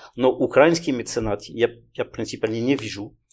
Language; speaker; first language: Ukrainian; non-native, learner; French